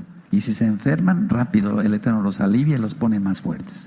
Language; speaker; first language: Spanish; native; Spanish